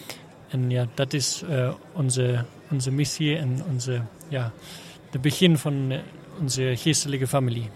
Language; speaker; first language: Dutch; non-native, learner; German